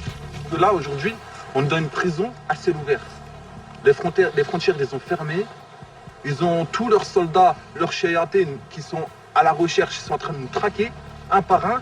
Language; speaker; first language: French; native; French